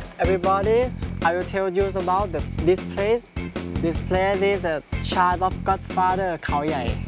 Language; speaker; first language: English; non-native, learner; Thai